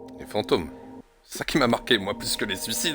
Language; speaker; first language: French; native; French